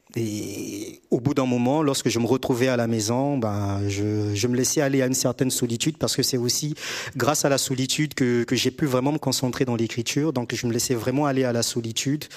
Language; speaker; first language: French; native; French